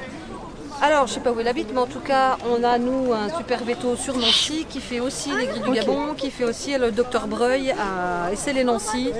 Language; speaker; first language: French; native; French